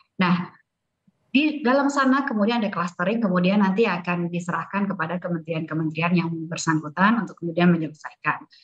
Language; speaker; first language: Indonesian; native; Indonesian